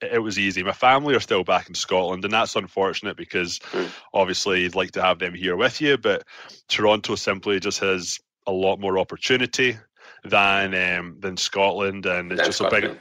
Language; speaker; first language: English; native; English